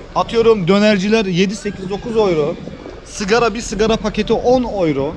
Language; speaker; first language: Turkish; early bilingual, heritage; Turkish